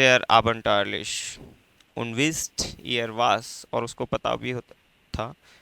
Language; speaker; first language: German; non-native, fluent; Hindi